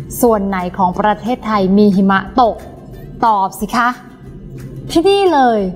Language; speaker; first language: Thai; native; Thai